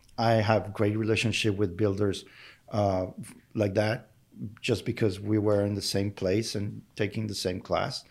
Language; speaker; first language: English; non-native, fluent; Spanish